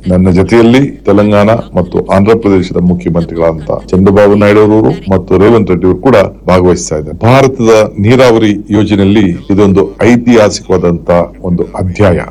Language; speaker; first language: Kannada; native; Kannada